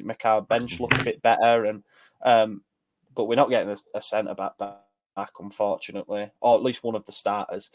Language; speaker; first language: English; native; English